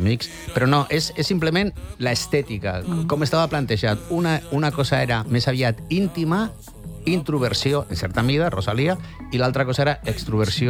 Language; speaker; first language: Catalan; non-native, local second language; Spanish